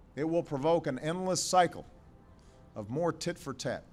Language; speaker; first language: English; native; English